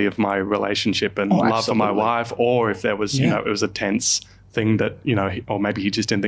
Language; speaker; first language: English; native; English